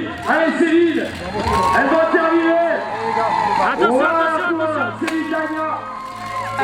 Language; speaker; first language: French; native; French